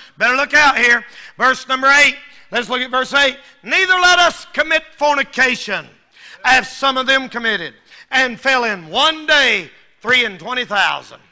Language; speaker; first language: English; native; English